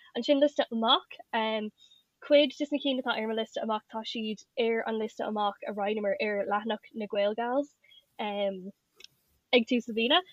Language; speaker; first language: Irish; native; Irish